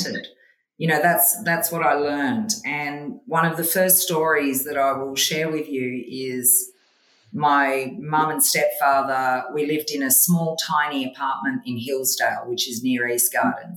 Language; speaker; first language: English; early bilingual, other home language; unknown